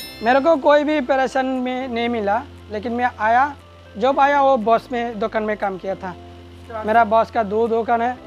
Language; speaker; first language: Hindi; non-native, learner; Bangla